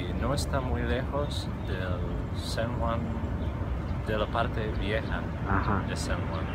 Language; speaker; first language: Spanish; non-native, fluent; English